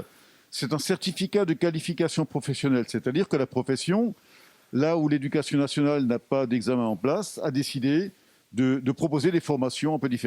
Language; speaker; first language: French; native; French